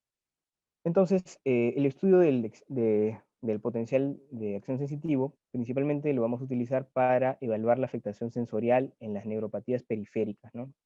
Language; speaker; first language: Spanish; native; Spanish